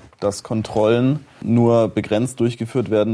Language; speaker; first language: German; native; German